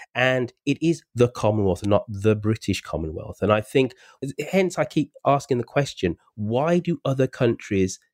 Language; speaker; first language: English; native; English